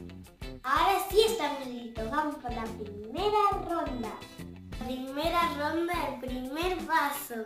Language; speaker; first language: Spanish; native; Spanish